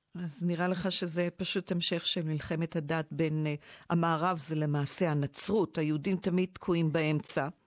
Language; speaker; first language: Hebrew; native; Hebrew